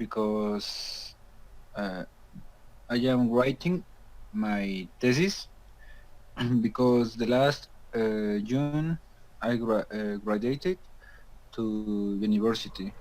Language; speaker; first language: English; non-native, learner; Spanish